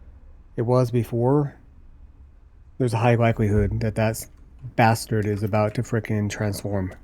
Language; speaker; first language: English; native; English